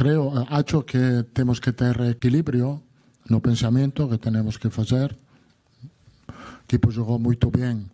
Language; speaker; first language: Portuguese; non-native, learner; Italian